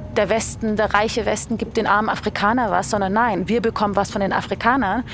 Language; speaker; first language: German; early bilingual, other home language; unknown